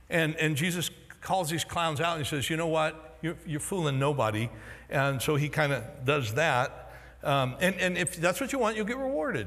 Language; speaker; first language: English; native; English